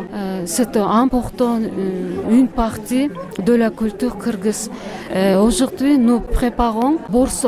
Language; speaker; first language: French; non-native, learner; Kyrgyz